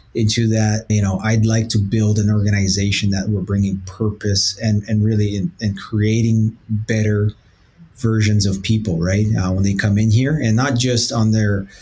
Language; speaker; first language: English; early bilingual, other home language; Portuguese